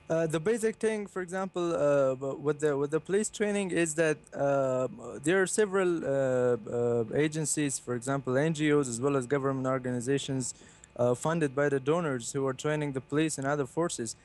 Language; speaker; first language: English; non-native, fluent; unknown